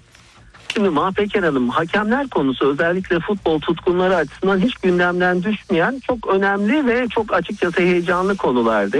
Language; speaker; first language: Turkish; native; Turkish